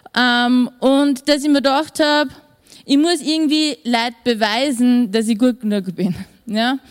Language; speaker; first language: German; native; German